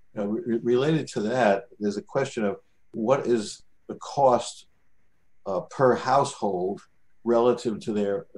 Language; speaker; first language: English; native; English